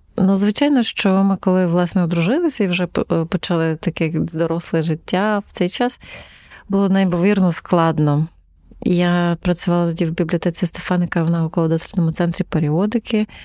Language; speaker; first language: Ukrainian; native; Ukrainian